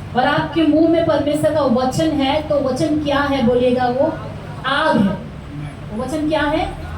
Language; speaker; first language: Hindi; non-native, local second language; Telugu